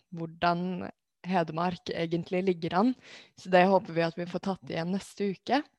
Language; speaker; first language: Norwegian; native; Norwegian